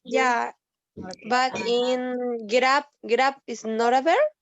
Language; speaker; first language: English; non-native, learner; Spanish